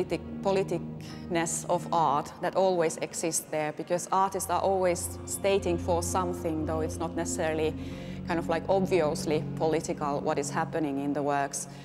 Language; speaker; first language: English; non-native, fluent; Finnish